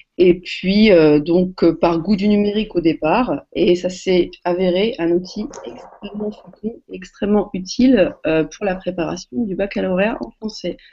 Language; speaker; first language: French; native; French